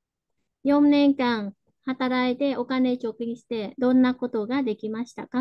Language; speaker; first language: Japanese; non-native, fluent; Vietnamese